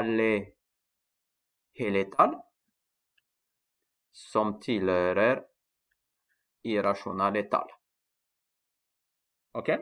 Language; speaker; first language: Norwegian; non-native, fluent; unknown